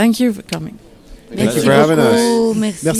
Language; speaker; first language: English; non-native, learner; French